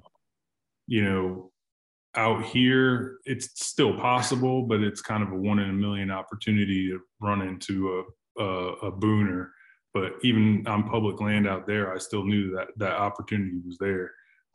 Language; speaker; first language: English; native; English